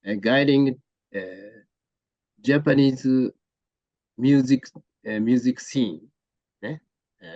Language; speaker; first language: English; non-native, learner; Japanese